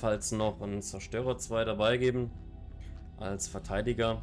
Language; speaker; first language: German; native; German